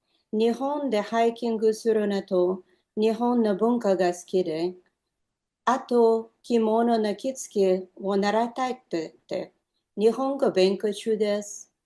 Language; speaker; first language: Japanese; non-native, learner; Ukrainian